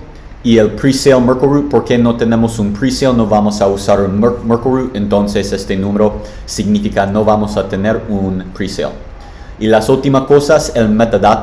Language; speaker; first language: Spanish; non-native, learner; English